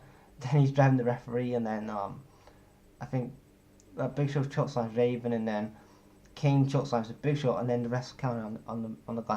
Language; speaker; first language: English; native; English